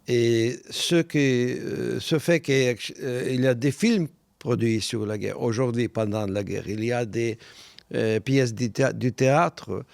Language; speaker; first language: French; non-native, fluent; Russian